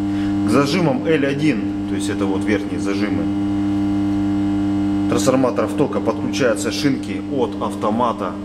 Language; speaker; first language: Russian; native; Russian